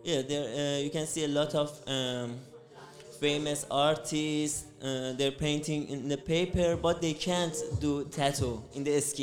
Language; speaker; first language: English; non-native, learner; Persian